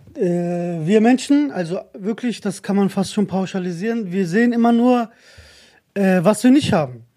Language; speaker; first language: German; native; German